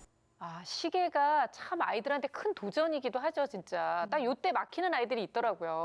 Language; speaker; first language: Korean; native; Korean